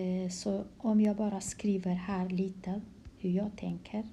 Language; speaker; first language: Swedish; non-native, fluent; Kurdish